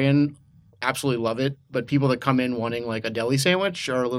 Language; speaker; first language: English; native; English